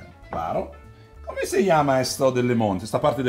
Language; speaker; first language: Spanish; non-native, learner; Italian